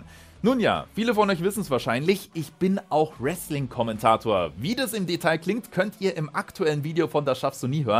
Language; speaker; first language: German; native; German